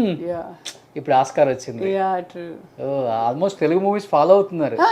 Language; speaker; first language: Telugu; native; Telugu